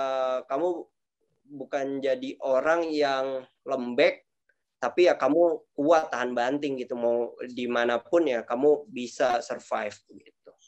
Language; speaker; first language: Indonesian; native; Indonesian